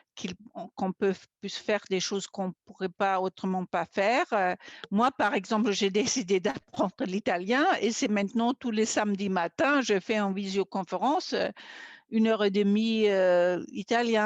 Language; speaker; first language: French; non-native, fluent; German